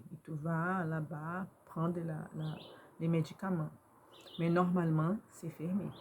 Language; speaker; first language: French; non-native, learner; Portuguese